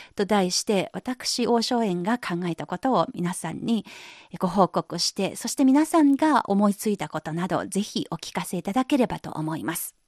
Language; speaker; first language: Japanese; non-native, fluent; Chinese